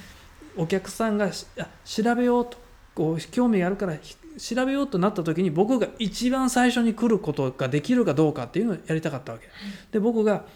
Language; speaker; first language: Japanese; native; Japanese